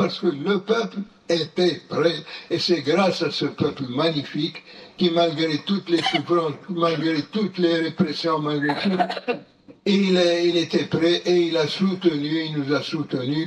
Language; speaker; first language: French; non-native, local second language; Arabic